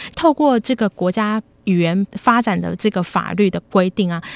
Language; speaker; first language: Chinese; non-native, local second language; Min Nan Chinese